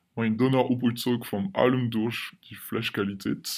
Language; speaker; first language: German; non-native, learner; French